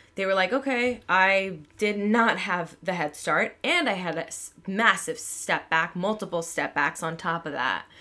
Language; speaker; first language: English; native; English